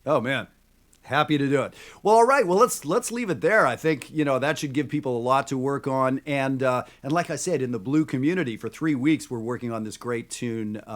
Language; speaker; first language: English; native; English